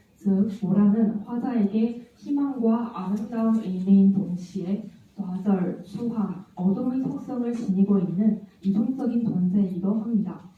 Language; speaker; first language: Korean; non-native, learner; Chinese